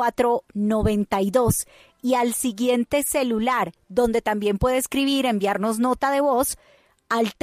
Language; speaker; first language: Spanish; native; Spanish